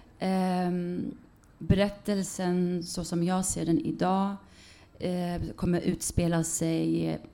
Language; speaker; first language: Swedish; early bilingual, other home language; Kurdish